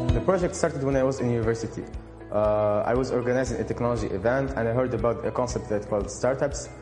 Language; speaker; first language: English; non-native, fluent; Arabic